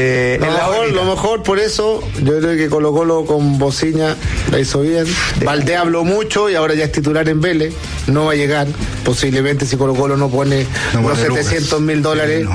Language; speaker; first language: Spanish; native; Spanish